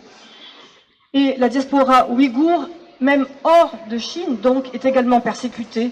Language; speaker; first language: French; native; French